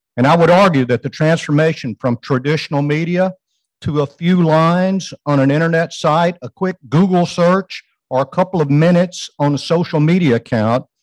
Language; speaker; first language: English; native; English